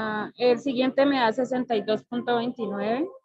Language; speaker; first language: Spanish; native; Spanish